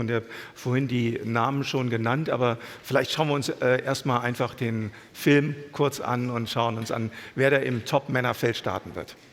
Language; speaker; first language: German; native; German